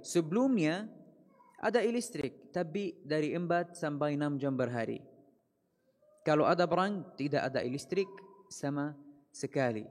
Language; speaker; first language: Indonesian; non-native, fluent; Arabic